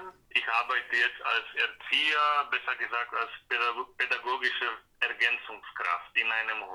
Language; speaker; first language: German; non-native, fluent; Slovak